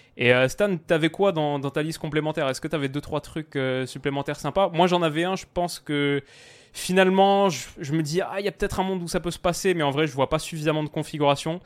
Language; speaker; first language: French; native; French